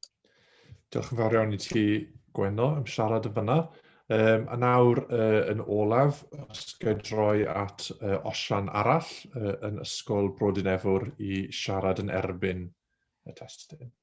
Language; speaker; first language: Welsh; native; Welsh